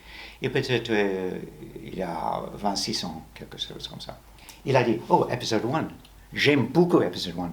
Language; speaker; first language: French; non-native, learner; English